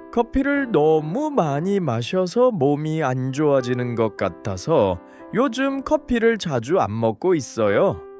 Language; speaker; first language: Korean; non-native, fluent; Uzbek